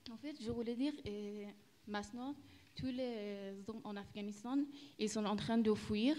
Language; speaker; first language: French; early bilingual, other home language; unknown